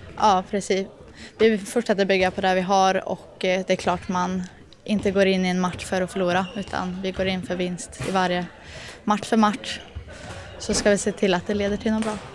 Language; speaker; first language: Swedish; native; Swedish